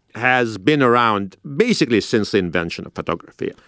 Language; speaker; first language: English; non-native, fluent; Russian